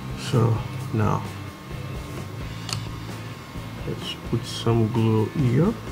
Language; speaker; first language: English; non-native, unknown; Portuguese